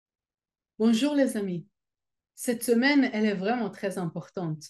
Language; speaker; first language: French; non-native, fluent; Hebrew